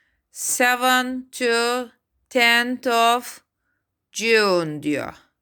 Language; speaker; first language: English; non-native, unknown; Turkish